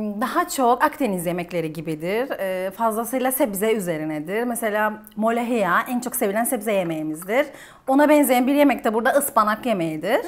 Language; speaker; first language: Turkish; native; Turkish